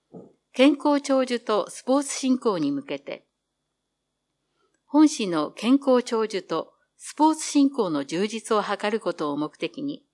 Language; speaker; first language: Japanese; native; Japanese